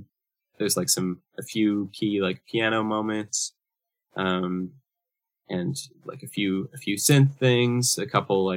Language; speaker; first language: English; native; English